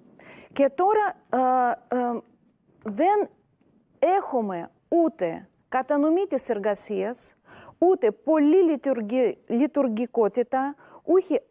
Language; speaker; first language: Greek; non-native, learner; Russian